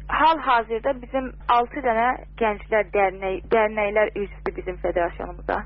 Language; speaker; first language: Azerbaijani; early bilingual, heritage; Azerbaijani